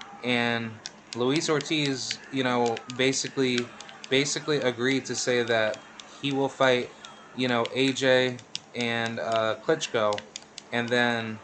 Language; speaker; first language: English; native; English